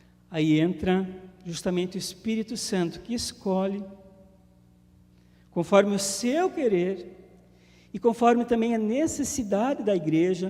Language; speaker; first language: Portuguese; native; Portuguese